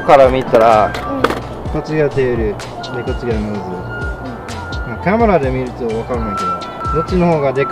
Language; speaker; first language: Japanese; non-native, fluent; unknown